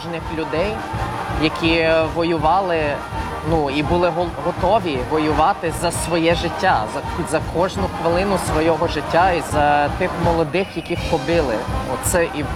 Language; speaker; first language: Ukrainian; non-native, fluent; English